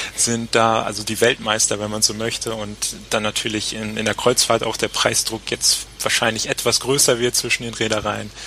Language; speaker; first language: German; native; German